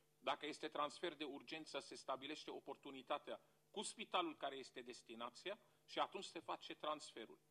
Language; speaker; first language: Romanian; non-native, fluent; Arabic